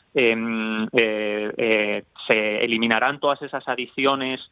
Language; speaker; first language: Spanish; native; Spanish